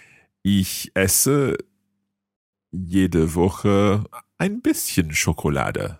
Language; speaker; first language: German; non-native, learner; English